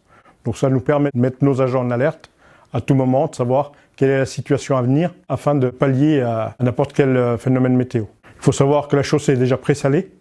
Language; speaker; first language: French; native; French